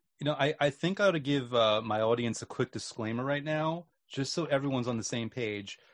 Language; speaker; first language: English; native; English